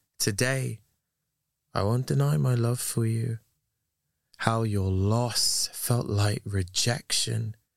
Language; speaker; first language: English; native; English